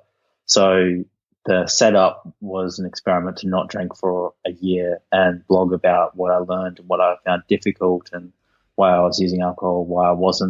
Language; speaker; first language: English; native; English